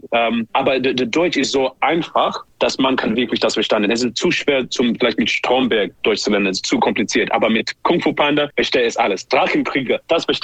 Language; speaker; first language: German; non-native, learner; English